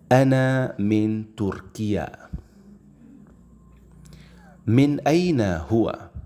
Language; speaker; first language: Arabic; non-native, fluent; Indonesian